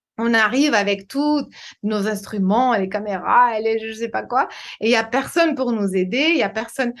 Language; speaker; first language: French; non-native, fluent; English